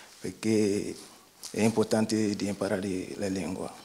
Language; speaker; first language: Italian; non-native, learner; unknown